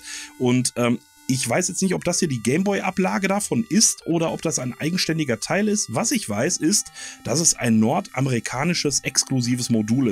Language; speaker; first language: German; native; German